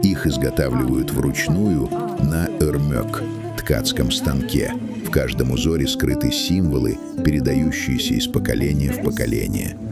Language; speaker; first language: Russian; native; Russian